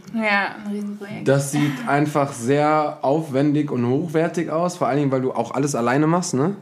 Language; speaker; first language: German; early bilingual, heritage; French